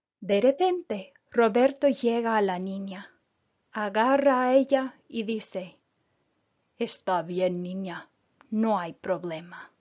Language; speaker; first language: Spanish; non-native, fluent; English